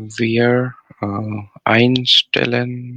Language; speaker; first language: German; non-native, learner; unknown